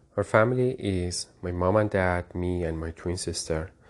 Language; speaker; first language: English; non-native, fluent; Persian